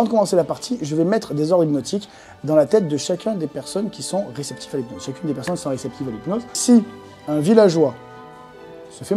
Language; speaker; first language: French; native; French